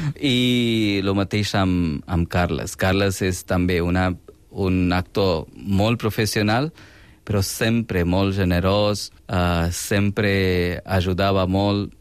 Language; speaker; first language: Catalan; non-native, fluent; Hindi